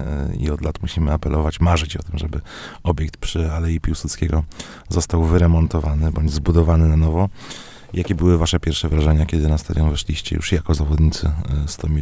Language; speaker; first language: Polish; native; Polish